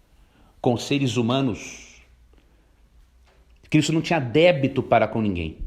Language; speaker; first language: Portuguese; native; Portuguese